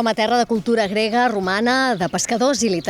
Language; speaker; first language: Catalan; native; Catalan